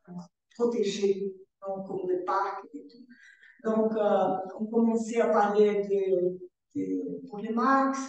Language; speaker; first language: French; non-native, learner; Portuguese